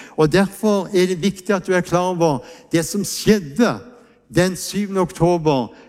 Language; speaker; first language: Norwegian; native; Norwegian